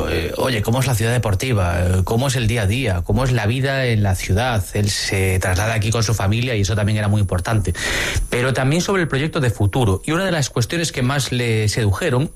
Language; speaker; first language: Spanish; native; Spanish